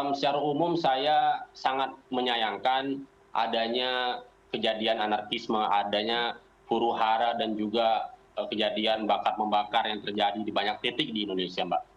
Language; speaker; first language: Indonesian; native; Indonesian